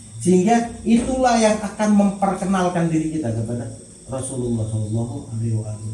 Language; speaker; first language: Indonesian; native; Indonesian